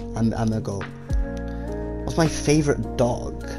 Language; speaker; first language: English; native; English